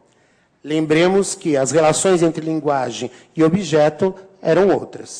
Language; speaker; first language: Portuguese; native; Portuguese